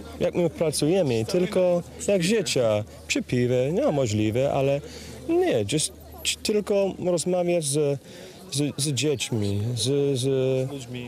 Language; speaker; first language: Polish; non-native, learner; English